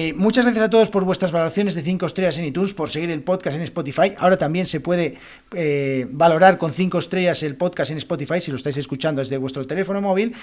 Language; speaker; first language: Spanish; native; Spanish